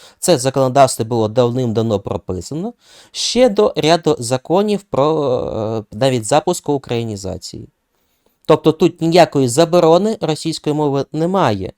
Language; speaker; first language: Ukrainian; non-native, local second language; Russian